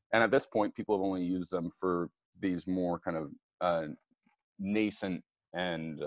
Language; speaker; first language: English; native; English